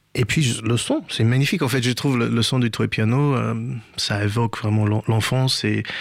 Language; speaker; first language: French; non-native, fluent; English